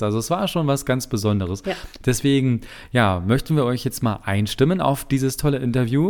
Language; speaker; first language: German; native; German